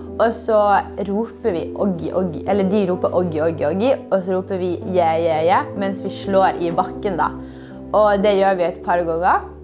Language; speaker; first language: Norwegian; native; Norwegian